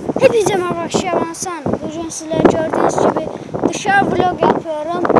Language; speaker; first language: Turkish; non-native, learner; Azerbaijani